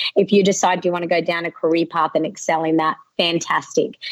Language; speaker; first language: English; native; English